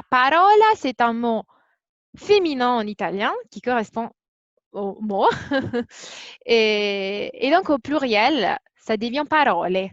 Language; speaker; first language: French; non-native, fluent; Italian